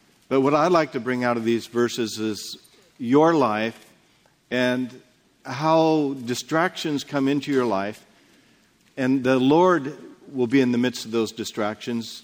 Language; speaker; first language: English; native; English